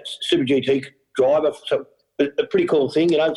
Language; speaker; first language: English; native; English